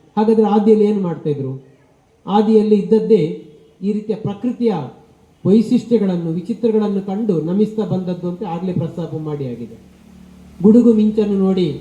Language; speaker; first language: Kannada; non-native, local second language; Tulu